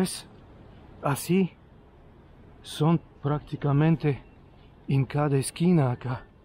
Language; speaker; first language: Spanish; non-native, fluent; Russian